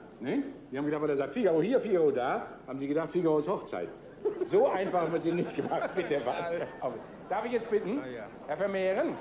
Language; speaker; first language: German; native; German